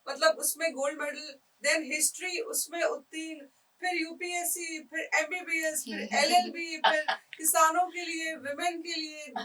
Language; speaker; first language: Hindi; native; Hindi